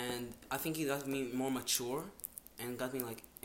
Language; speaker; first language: English; non-native, fluent; Hebrew